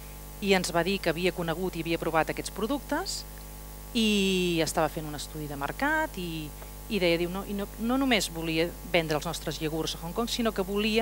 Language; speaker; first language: Catalan; native; Catalan